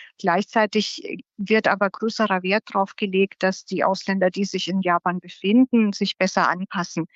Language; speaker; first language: German; native; German